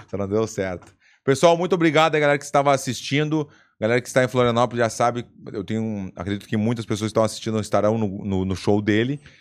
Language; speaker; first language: Portuguese; native; Portuguese